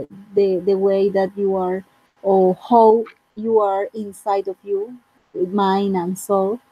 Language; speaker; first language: English; non-native, fluent; Spanish